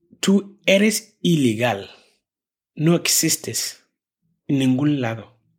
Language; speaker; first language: Spanish; non-native, fluent; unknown